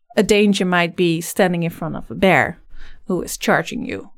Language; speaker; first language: English; non-native, fluent; Dutch